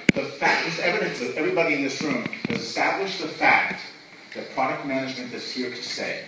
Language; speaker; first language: English; native; English